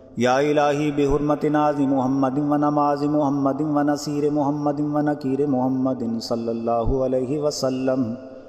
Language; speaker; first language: Arabic; non-native, learner; Urdu